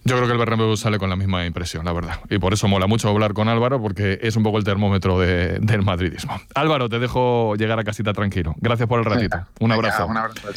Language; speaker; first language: Spanish; native; Spanish